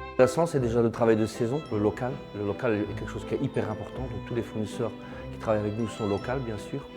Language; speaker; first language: French; native; French